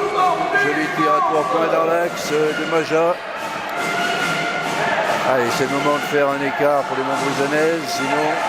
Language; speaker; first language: French; native; French